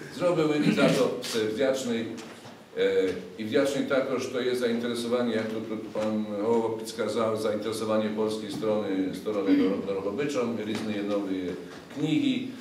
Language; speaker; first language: Polish; non-native, learner; Ukrainian